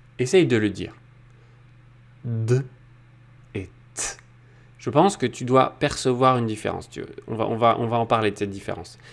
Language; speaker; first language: French; native; French